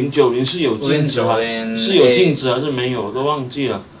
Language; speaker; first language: Chinese; native; Chinese